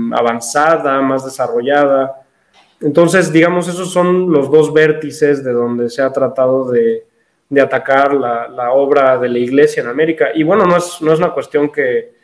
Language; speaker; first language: Spanish; native; Spanish